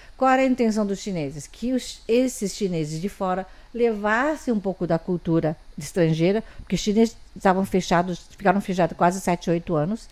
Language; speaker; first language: Portuguese; early bilingual, other home language; Chinese